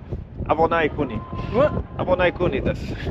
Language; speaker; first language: Japanese; non-native, learner; English